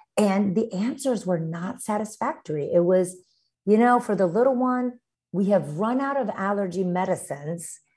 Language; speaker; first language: English; early bilingual, other home language; Romanian